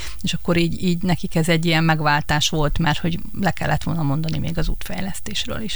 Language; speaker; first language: Hungarian; native; Hungarian